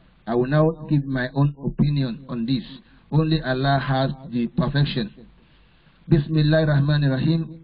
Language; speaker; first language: English; non-native, local second language; Yoruba